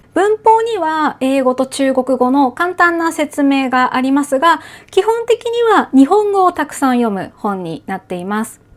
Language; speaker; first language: Japanese; native; Japanese